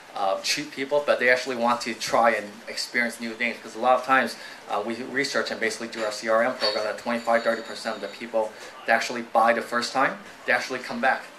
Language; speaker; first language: English; native; English